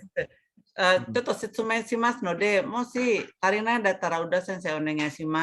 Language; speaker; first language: Japanese; non-native, learner; Indonesian